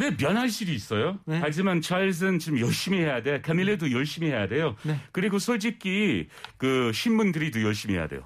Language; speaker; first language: Korean; non-native, learner; English